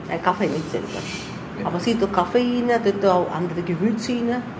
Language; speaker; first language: German; non-native, local second language; Tamil